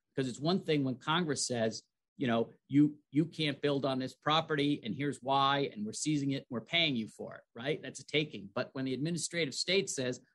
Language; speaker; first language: English; native; English